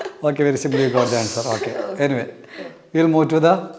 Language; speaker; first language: English; non-native, local second language; Malayalam